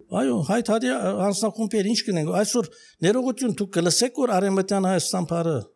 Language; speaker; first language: Armenian; early bilingual, heritage; Armenian